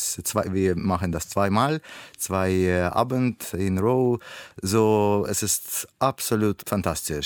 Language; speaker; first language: German; non-native, learner; Russian